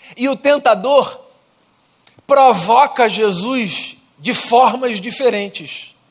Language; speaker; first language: Portuguese; native; Portuguese